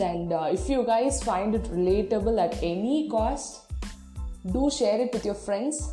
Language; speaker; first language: English; non-native, local second language; Tamil